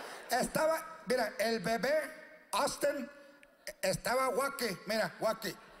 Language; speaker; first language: Spanish; early bilingual, other home language; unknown